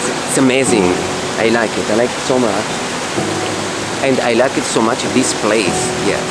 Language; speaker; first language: English; non-native, fluent; Italian